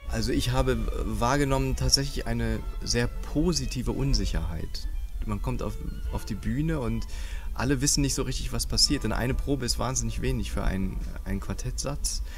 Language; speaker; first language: German; native; German